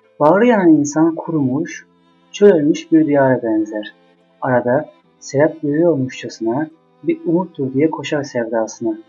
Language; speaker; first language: Turkish; native; Turkish